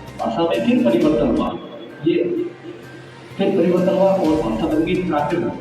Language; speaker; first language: Hindi; native; Hindi